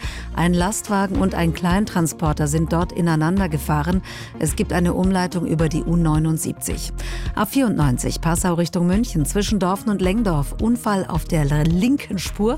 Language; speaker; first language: German; native; German